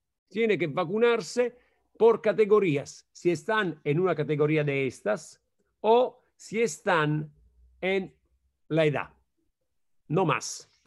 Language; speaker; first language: Spanish; non-native, fluent; Italian